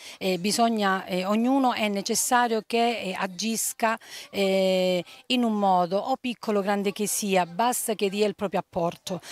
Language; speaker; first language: Italian; native; Italian